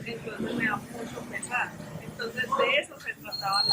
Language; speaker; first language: Spanish; native; Spanish